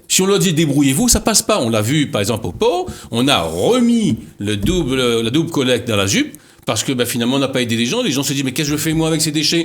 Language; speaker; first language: French; native; French